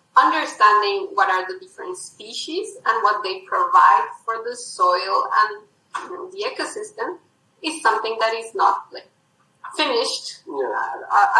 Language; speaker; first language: English; non-native, fluent; Spanish